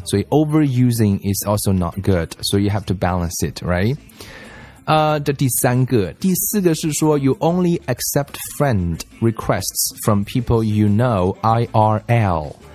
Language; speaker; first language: English; non-native, fluent; Chinese